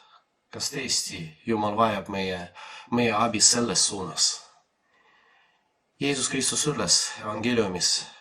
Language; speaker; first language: Estonian; non-native, fluent; Polish